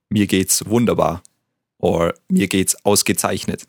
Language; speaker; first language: German; native; German